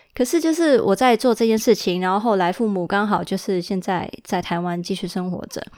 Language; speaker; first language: Chinese; early bilingual, heritage; Chinese